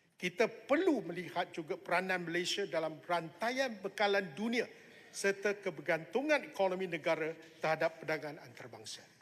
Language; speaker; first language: Malay; non-native, local second language; Chinese